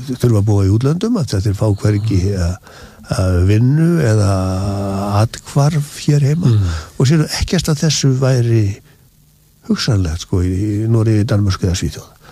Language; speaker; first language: Icelandic; native; Icelandic